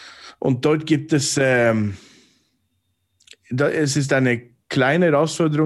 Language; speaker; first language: German; non-native, fluent; English